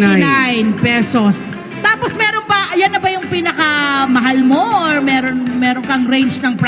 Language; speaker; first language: Filipino; native; Filipino